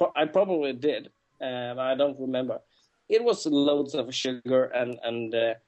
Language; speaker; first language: English; non-native, fluent; Swedish